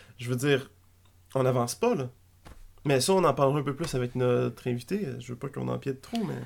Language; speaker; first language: French; native; French